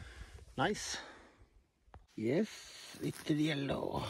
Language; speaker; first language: English; non-native, learner; Swedish